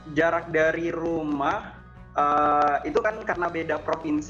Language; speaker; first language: Indonesian; non-native, local second language; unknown